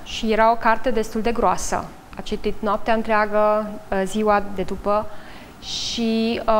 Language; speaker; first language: Romanian; native; Romanian